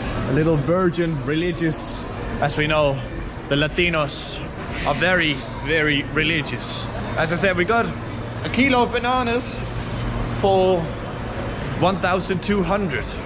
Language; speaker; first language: English; non-native, fluent; Danish